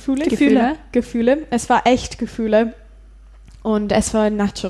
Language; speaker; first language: German; non-native, learner; English